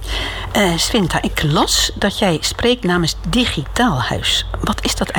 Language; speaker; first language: Dutch; native; Dutch